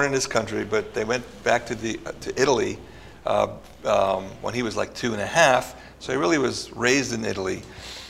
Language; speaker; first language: English; early bilingual, other home language; Italian